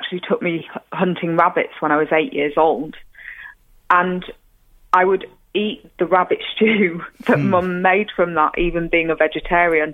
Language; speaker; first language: English; native; English